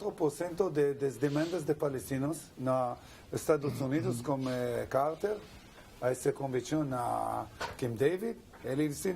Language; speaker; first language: Portuguese; non-native, learner; Hebrew